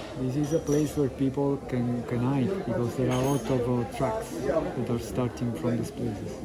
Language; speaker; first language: English; non-native, fluent; Italian